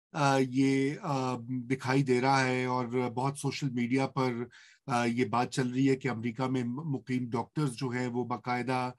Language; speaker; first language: Urdu; native; Urdu